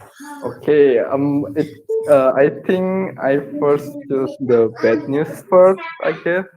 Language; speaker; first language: English; non-native, learner; Indonesian